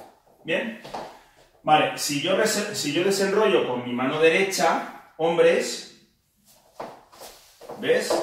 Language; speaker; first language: Spanish; native; Spanish